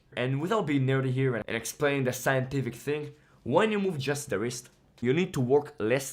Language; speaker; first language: English; non-native, fluent; Hebrew